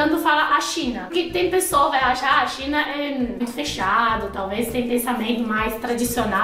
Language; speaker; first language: Portuguese; non-native, fluent; Chinese